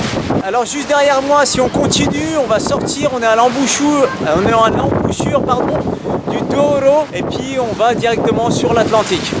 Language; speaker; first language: French; native; French